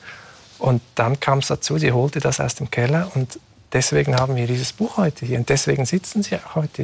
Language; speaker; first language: German; native; German